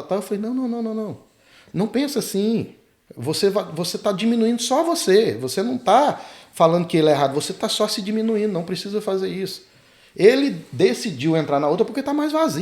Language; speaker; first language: Portuguese; native; Portuguese